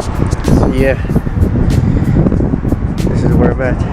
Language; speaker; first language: English; native; English